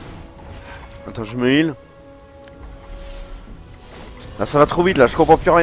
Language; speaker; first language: French; native; French